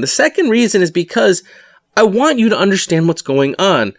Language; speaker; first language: English; native; English